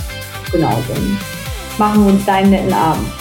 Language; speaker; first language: German; native; German